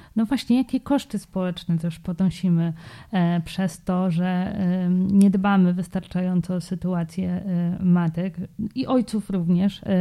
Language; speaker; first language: Polish; native; Polish